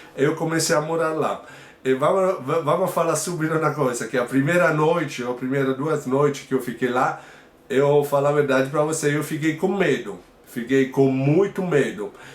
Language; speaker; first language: Portuguese; non-native, fluent; Italian